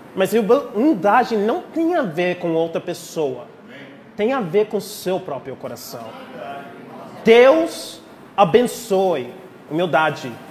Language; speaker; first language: Portuguese; non-native, fluent; English